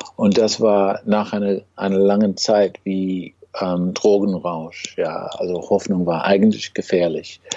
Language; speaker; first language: German; non-native, fluent; English